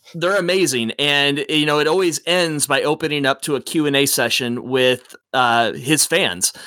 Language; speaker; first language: English; native; English